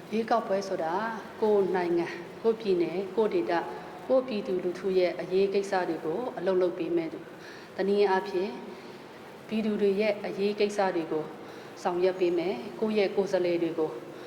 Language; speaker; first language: Burmese; non-native, local second language; Pa'o Karen